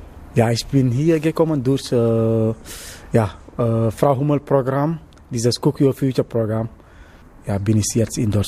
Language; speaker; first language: German; non-native, fluent; Wolof